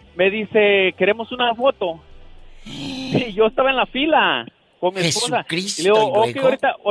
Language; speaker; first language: Spanish; native; Spanish